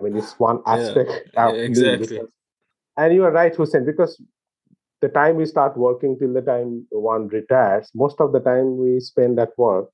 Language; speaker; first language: English; non-native, local second language; Bangla